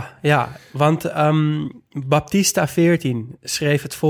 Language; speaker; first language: Dutch; native; Dutch